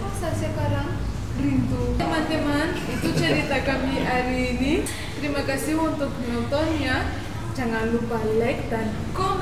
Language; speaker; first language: Indonesian; non-native, learner; Malagasy